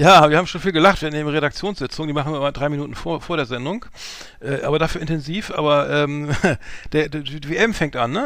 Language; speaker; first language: German; native; German